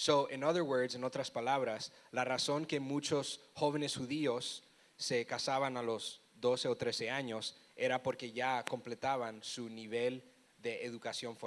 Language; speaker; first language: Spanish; early bilingual, heritage; Spanish